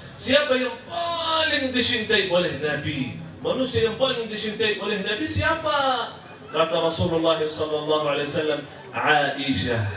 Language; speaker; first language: Malay; non-native, fluent; Arabic